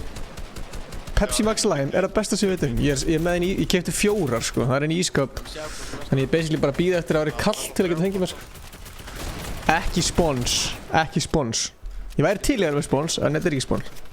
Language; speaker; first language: Icelandic; native; Icelandic